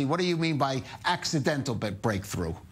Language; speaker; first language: English; native; English